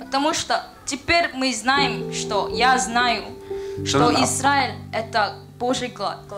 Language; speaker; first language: Russian; non-native, learner; Korean